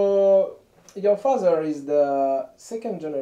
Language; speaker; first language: English; non-native, learner; French